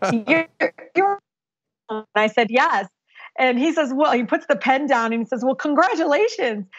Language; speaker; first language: English; native; English